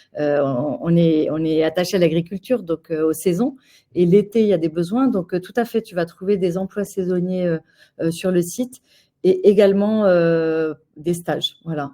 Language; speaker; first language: French; native; French